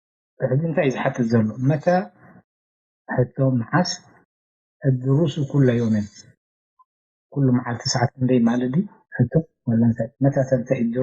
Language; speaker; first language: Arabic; non-native, fluent; Tigrinya